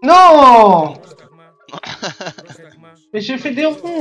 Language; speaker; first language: French; native; French